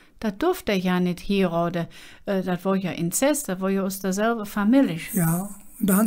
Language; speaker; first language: German; native; German